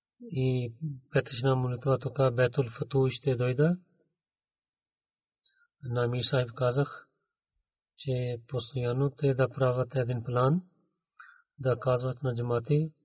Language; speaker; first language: Bulgarian; non-native, learner; Urdu